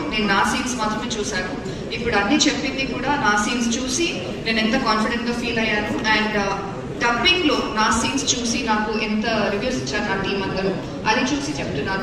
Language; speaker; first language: Telugu; non-native, fluent; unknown